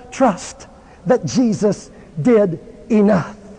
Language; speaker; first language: English; native; English